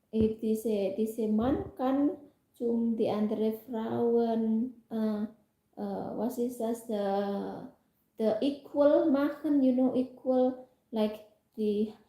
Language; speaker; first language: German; non-native, learner; Indonesian